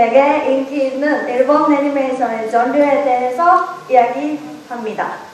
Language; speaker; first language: Korean; non-native, learner; Japanese